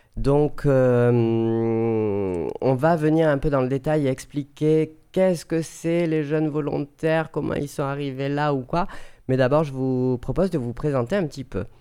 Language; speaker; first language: French; native; French